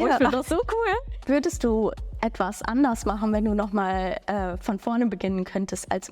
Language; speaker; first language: German; early bilingual, other home language; Bangla